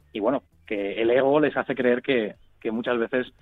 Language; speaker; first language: Spanish; native; Spanish